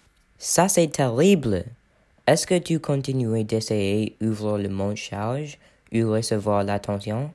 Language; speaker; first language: French; non-native, learner; English